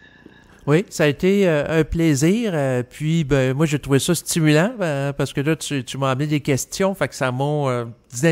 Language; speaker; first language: French; native; French